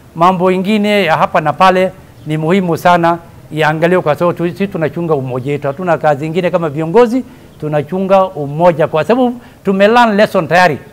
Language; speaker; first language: Swahili; non-native, local second language; Somali